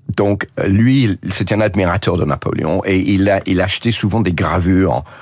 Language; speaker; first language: French; non-native, fluent; English